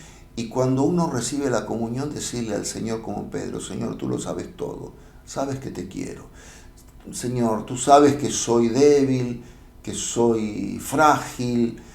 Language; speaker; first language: Spanish; native; Spanish